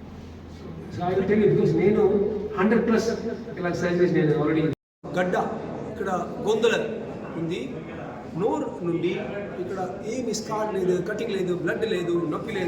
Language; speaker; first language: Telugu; non-native, learner; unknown